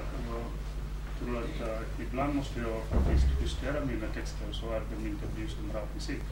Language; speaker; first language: Swedish; non-native, fluent; Wolof